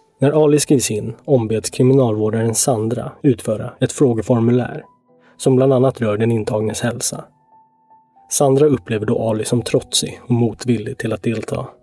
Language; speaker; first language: Swedish; native; Swedish